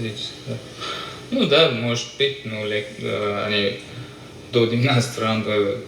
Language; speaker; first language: Russian; non-native, local second language; Uzbek